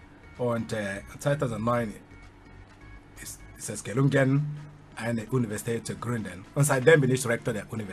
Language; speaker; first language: German; non-native, fluent; Igbo